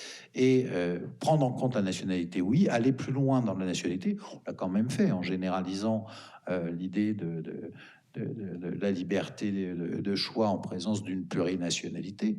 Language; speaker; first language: French; native; French